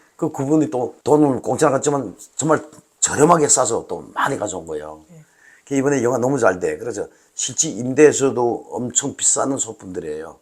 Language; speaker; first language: Korean; native; Korean